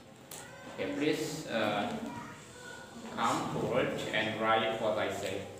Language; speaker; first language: English; non-native, fluent; Indonesian